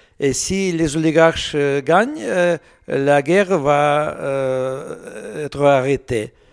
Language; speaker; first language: French; non-native, learner; Russian